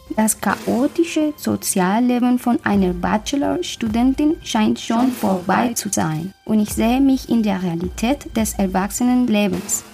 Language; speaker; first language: German; non-native, fluent; Spanish